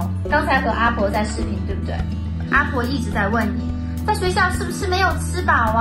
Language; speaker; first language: Chinese; native; Chinese